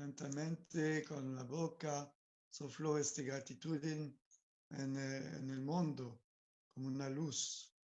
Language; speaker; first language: Spanish; non-native, learner; French